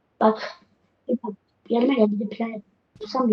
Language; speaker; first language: Turkish; native; Turkish